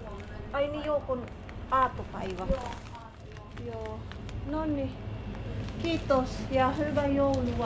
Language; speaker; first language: Finnish; non-native, learner; Filipino